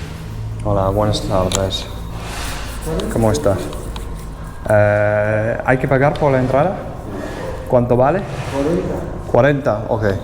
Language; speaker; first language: Spanish; non-native, learner; English